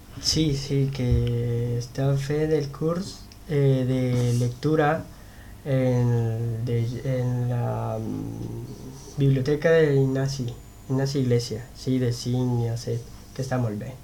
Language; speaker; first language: Catalan; non-native, learner; Spanish